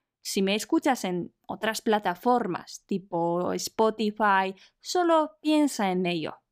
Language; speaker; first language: Spanish; non-native, fluent; Polish